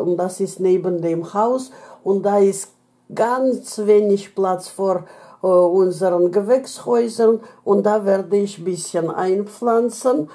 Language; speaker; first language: German; non-native, fluent; Russian